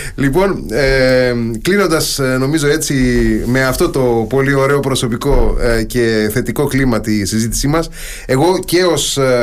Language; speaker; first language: Greek; native; Greek